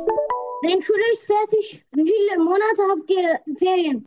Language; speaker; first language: German; non-native, learner; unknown